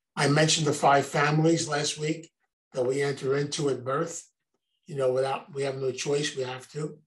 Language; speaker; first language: English; native; English